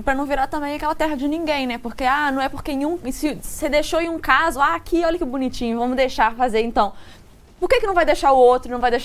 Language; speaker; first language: Portuguese; native; Portuguese